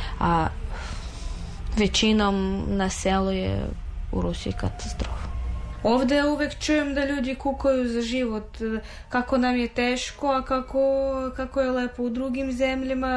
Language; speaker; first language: Serbian; non-native, fluent; Russian